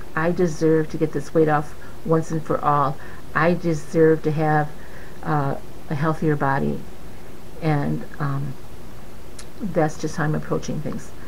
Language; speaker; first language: English; native; English